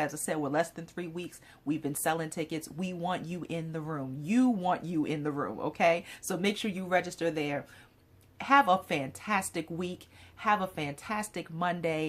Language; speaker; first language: English; native; English